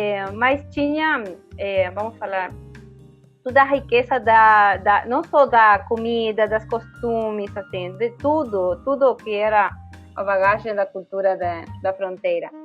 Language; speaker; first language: Portuguese; non-native, fluent; Spanish